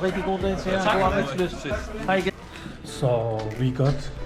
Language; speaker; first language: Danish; non-native, fluent; Arabic